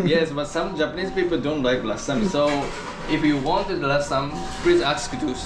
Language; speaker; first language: English; non-native, learner; Japanese